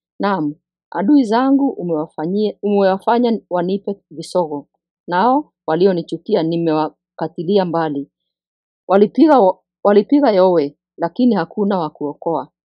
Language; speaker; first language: Swahili; non-native, local second language; Kikuyu